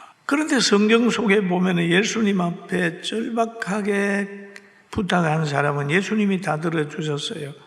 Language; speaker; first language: Korean; native; Korean